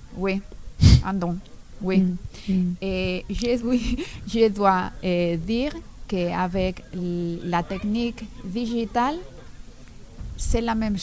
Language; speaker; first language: French; non-native, learner; Spanish